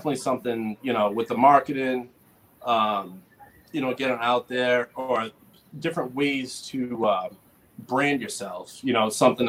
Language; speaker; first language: English; native; English